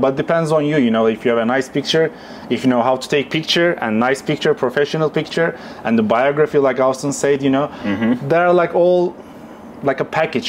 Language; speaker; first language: English; non-native, fluent; Turkish